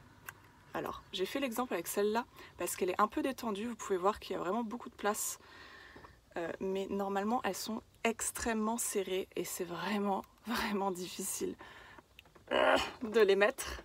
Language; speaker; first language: French; native; French